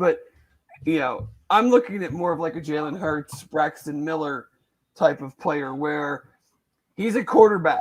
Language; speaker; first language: English; native; English